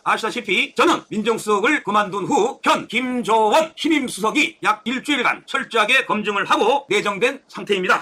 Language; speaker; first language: Korean; native; Korean